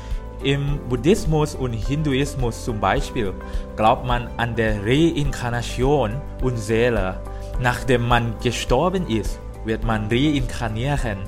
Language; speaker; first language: German; non-native, learner; Thai